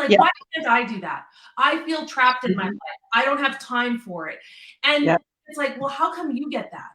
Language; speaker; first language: English; native; English